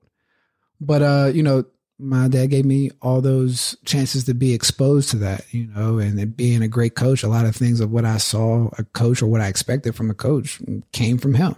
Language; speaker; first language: English; native; English